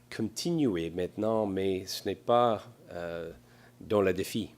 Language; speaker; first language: French; non-native, local second language; English